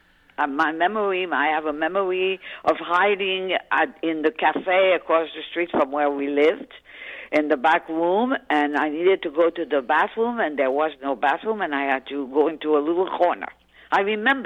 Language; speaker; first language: English; early bilingual, other home language; French